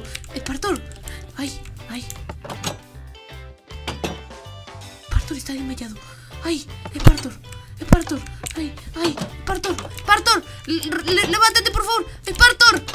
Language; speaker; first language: Spanish; native; Spanish